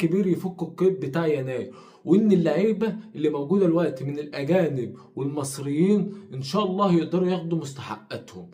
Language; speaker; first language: Arabic; native; Arabic